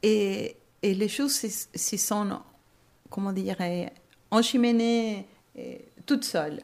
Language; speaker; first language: French; non-native, fluent; Spanish